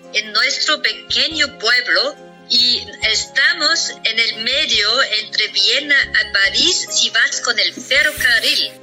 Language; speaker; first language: Spanish; non-native, fluent; German